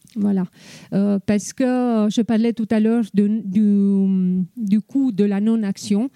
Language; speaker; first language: French; non-native, fluent; Romanian